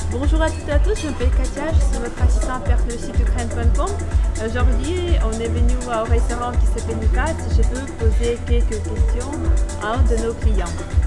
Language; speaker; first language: French; non-native, fluent; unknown